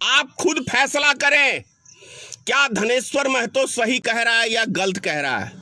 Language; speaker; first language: Hindi; native; Hindi